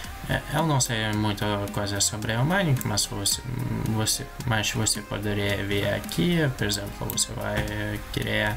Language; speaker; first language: Portuguese; non-native, learner; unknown